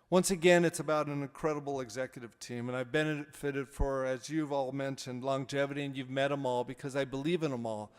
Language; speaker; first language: English; native; English